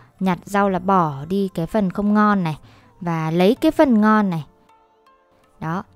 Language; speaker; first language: Vietnamese; native; Vietnamese